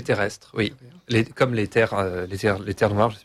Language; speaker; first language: French; native; French